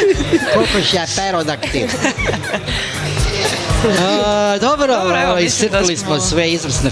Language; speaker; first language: Croatian; native; Croatian